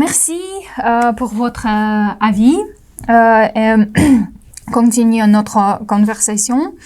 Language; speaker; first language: French; non-native, fluent; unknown